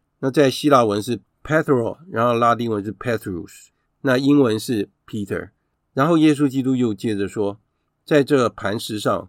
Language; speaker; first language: Chinese; native; Chinese